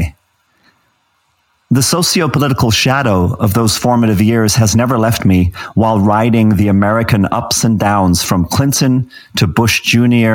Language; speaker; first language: English; native; English